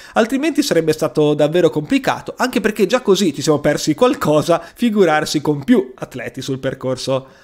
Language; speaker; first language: Italian; native; Italian